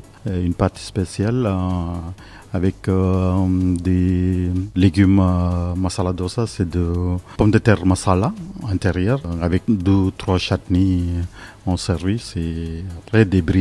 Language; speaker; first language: French; non-native, learner; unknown